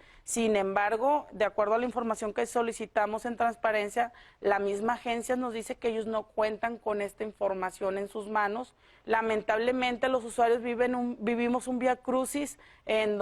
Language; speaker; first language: Spanish; native; Spanish